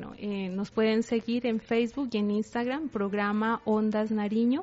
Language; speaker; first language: Spanish; native; Spanish